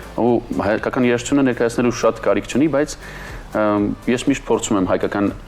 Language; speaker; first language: Armenian; native; Armenian